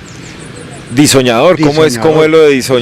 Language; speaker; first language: Spanish; native; Spanish